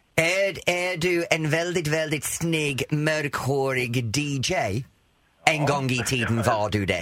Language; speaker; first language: Swedish; non-native, fluent; English